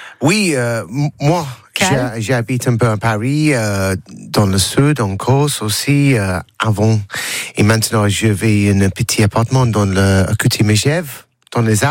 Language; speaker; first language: French; non-native, learner; English